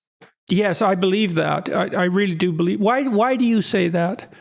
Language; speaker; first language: English; native; English